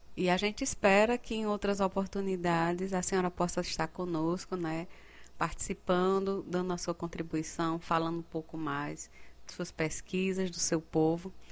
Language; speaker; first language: Portuguese; native; Portuguese